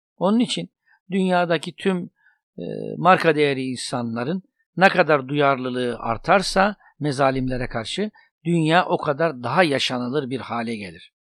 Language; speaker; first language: Turkish; native; Turkish